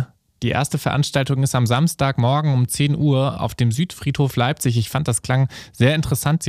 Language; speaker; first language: German; native; German